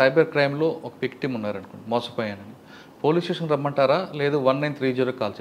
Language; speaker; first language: Telugu; native; Telugu